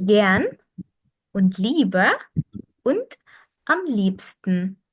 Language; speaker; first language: German; non-native, fluent; Arabic